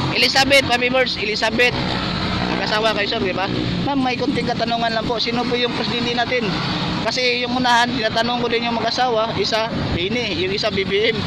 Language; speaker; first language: Filipino; non-native, local second language; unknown